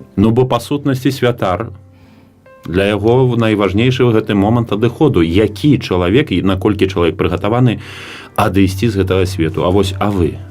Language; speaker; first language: Belarusian; native; Belarusian